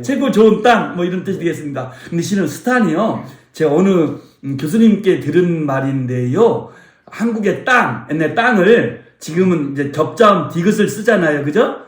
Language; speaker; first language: Korean; native; Korean